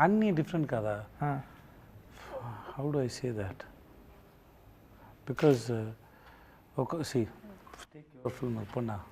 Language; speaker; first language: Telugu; non-native, learner; Tamil